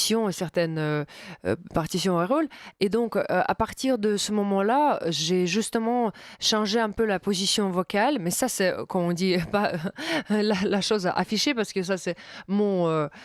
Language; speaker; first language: French; non-native, fluent; Russian